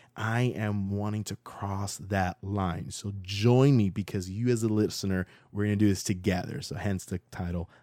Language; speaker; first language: English; native; English